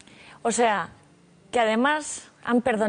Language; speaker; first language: Spanish; native; Spanish